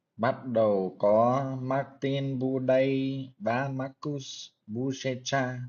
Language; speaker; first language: Vietnamese; non-native, learner; English